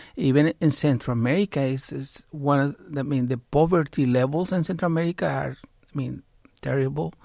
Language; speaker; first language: English; non-native, fluent; Spanish